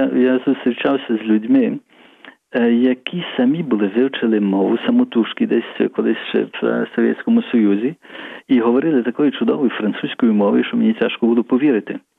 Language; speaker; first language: Ukrainian; early bilingual, heritage; Ukrainian